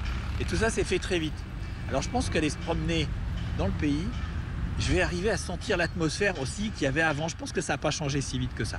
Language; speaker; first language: French; native; French